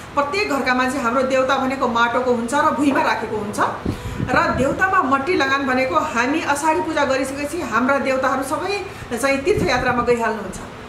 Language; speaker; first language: Nepali; non-native, local second language; Rana Tharu